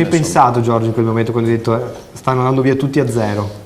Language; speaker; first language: Italian; native; Italian